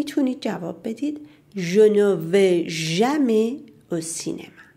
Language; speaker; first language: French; non-native, fluent; Persian